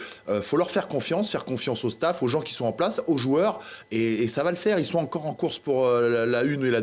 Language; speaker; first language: French; native; French